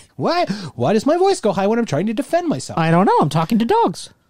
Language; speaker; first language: English; native; English